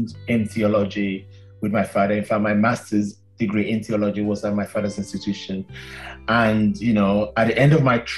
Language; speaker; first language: English; non-native, local second language; Yoruba